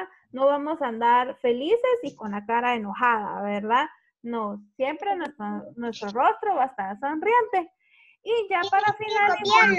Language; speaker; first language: Spanish; native; Spanish